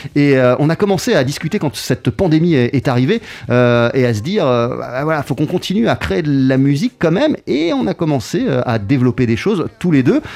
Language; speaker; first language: French; native; French